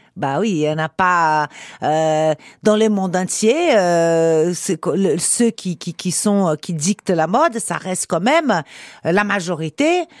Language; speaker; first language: French; non-native, fluent; Portuguese